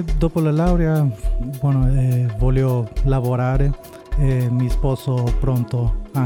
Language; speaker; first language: Italian; non-native, learner; Spanish